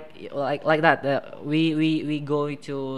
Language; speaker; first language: English; non-native, fluent; Indonesian